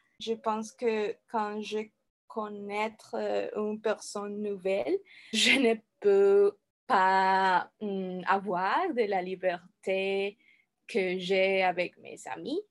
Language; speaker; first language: French; non-native, learner; Spanish